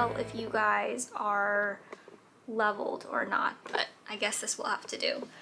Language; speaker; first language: English; native; English